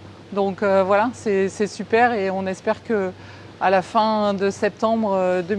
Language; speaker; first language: French; native; French